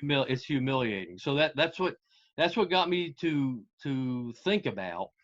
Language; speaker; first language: English; native; English